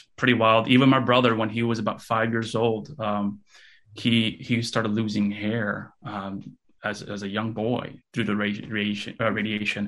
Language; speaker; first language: English; early bilingual, other home language; Russian